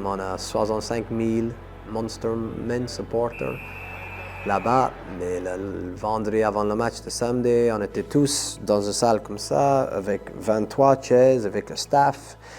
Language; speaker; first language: French; non-native, fluent; English